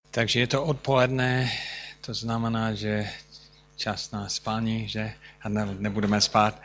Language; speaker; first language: Czech; non-native, fluent; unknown